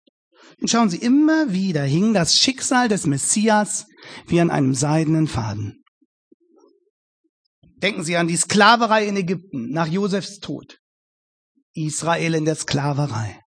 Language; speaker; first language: German; native; German